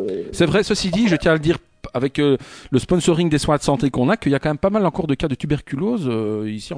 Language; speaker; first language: French; native; French